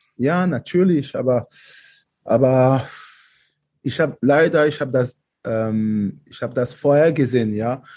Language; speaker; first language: German; non-native, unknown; French